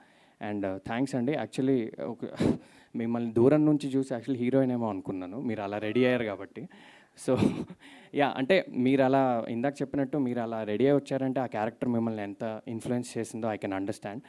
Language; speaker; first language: Telugu; native; Telugu